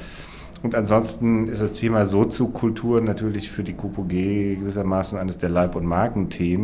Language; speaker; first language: German; native; German